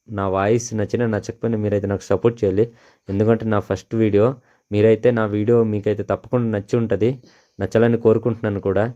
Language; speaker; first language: Telugu; non-native, local second language; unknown